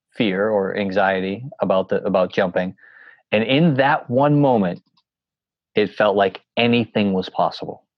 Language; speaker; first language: English; native; English